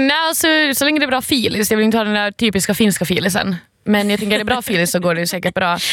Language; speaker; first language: Swedish; native; Swedish